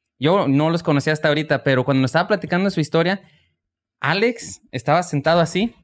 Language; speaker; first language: Spanish; native; Spanish